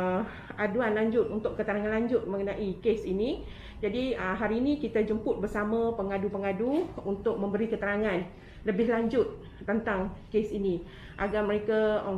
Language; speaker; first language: Malay; native; Malay